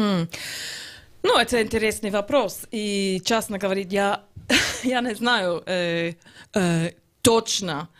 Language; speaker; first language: Russian; non-native, learner; English